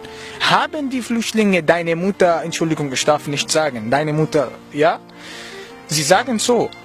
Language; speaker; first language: German; non-native, learner; Arabic